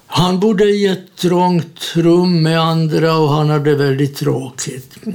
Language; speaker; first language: Swedish; non-native, fluent; Czech